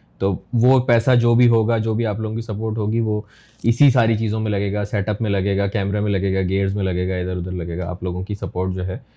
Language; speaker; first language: Urdu; native; Urdu